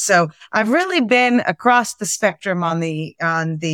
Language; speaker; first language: English; native; English